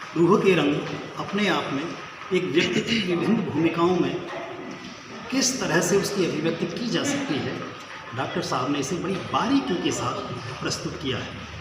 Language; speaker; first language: Hindi; native; Hindi